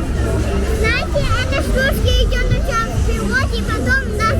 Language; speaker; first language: Russian; early bilingual, heritage; Russian